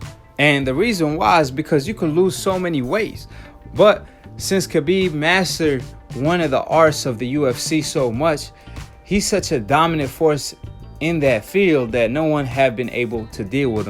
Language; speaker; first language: English; native; English